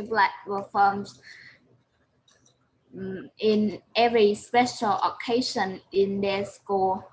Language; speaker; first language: English; non-native, learner; Vietnamese